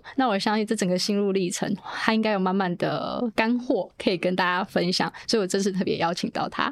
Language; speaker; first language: Chinese; native; Chinese